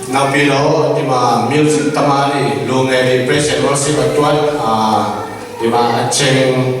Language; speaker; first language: Burmese; non-native, local second language; Tedim Chin